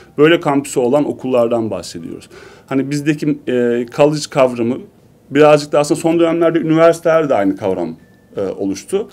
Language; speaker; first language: Turkish; native; Turkish